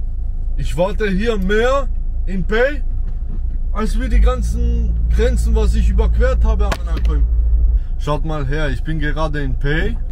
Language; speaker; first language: German; early bilingual, other home language; Albanian